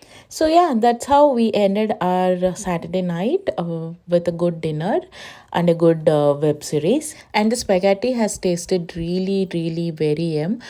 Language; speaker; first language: English; non-native, local second language; Telugu